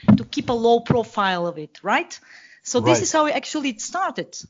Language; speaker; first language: English; non-native, fluent; Bulgarian